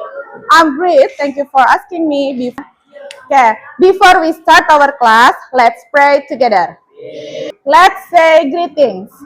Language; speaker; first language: English; non-native, learner; Indonesian